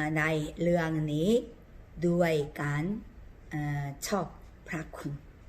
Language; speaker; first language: Thai; non-native, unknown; Korean